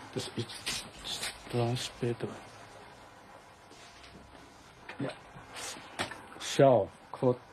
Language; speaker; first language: Dutch; non-native, learner; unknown